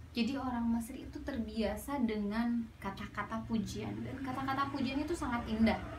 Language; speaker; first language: Indonesian; native; Indonesian